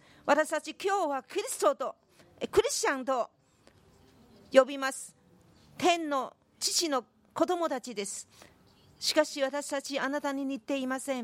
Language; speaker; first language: Japanese; non-native, fluent; Korean